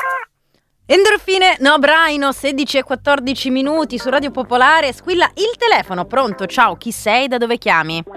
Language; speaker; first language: Italian; native; Italian